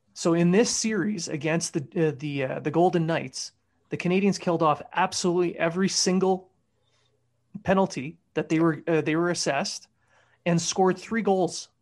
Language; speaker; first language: English; native; English